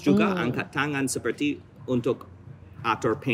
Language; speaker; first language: Indonesian; non-native, fluent; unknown